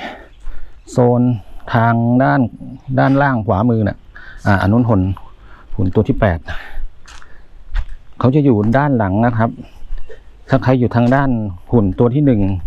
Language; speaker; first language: Thai; native; Thai